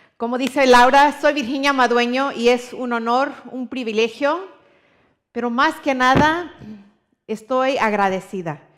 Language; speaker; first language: Spanish; early bilingual, heritage; Spanish